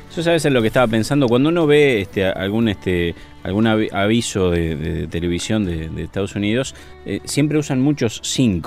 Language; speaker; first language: Spanish; native; Spanish